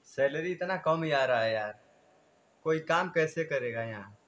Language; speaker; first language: Hindi; native; Hindi